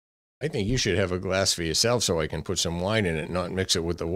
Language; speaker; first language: English; native; English